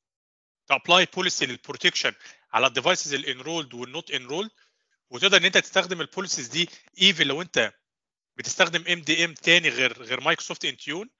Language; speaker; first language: Arabic; native; Arabic